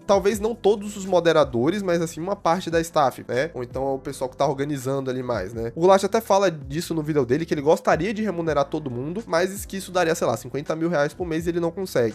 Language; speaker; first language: Portuguese; native; Portuguese